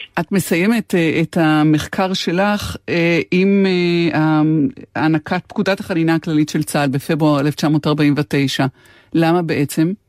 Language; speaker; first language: Hebrew; native; Hebrew